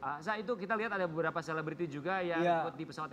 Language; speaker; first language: Indonesian; native; Indonesian